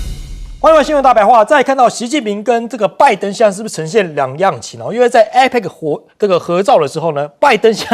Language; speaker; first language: Chinese; native; Chinese